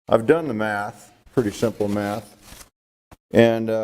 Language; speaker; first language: English; native; English